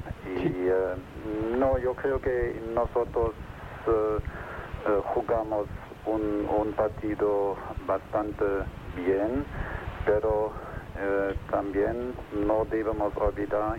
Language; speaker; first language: Spanish; non-native, fluent; German